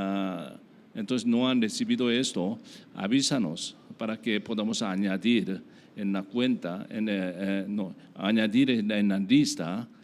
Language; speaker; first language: Spanish; non-native, learner; Korean